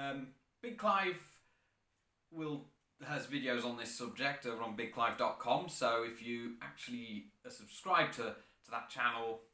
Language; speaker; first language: English; native; English